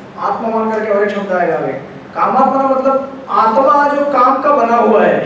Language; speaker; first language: Hindi; non-native, local second language; Marathi